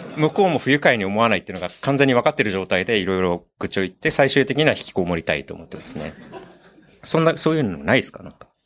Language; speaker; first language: Japanese; native; Japanese